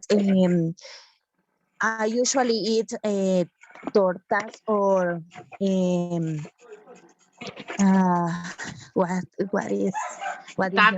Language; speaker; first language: English; non-native, learner; Spanish